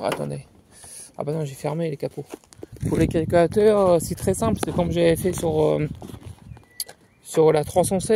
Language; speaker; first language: French; native; French